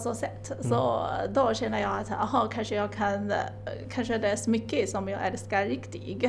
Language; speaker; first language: Swedish; non-native, fluent; Chinese